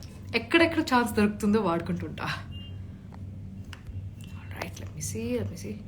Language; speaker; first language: Telugu; non-native, local second language; Malayalam